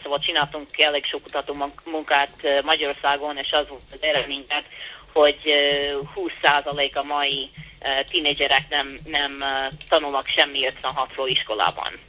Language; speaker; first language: Hungarian; early bilingual, heritage; Hungarian